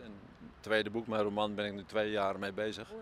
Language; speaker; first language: Dutch; native; Dutch